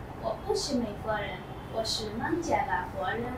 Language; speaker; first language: Chinese; non-native, learner; Bangla